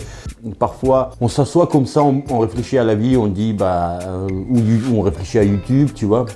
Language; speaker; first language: French; native; French